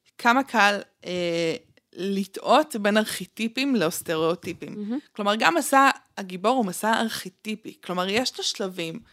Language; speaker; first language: Hebrew; early bilingual, other home language; Russian